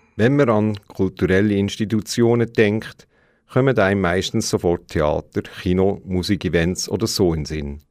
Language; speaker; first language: German; native; German